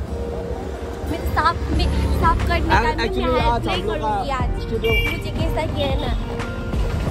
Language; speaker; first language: Hindi; non-native, local second language; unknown